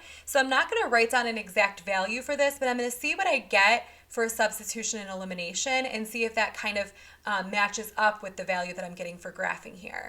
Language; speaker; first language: English; native; English